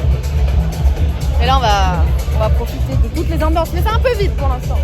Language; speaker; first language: French; native; French